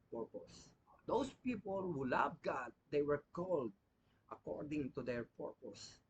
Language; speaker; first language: English; non-native, local second language; Filipino